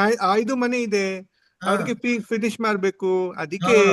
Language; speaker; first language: Kannada; non-native, learner; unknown